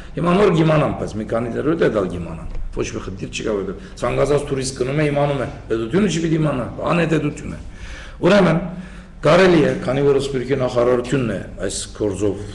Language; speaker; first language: Armenian; early bilingual, heritage; Armenian